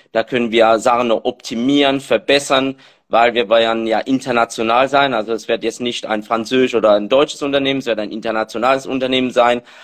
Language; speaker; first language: German; non-native, fluent; French